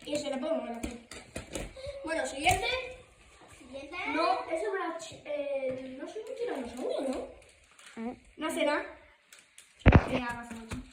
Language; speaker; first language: Spanish; native; Spanish